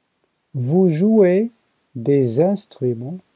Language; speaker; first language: French; non-native, learner; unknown